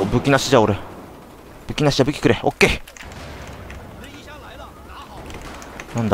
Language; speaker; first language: Japanese; native; Japanese